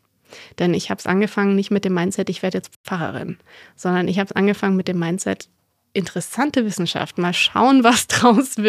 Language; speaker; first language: German; native; German